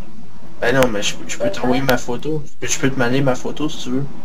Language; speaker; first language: French; native; French